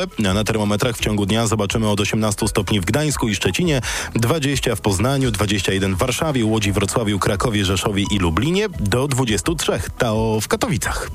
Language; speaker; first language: Polish; native; Polish